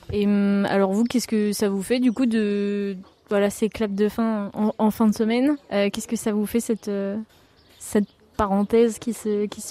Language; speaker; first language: French; native; French